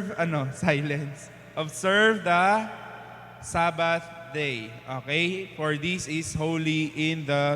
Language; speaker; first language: English; non-native, fluent; Filipino